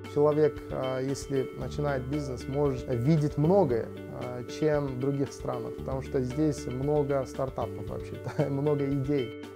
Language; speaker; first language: Russian; non-native, local second language; Uzbek